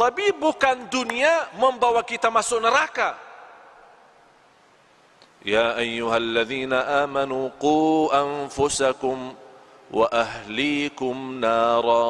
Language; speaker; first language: Indonesian; non-native, fluent; Arabic